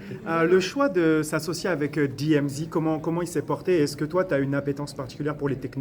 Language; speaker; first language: French; native; French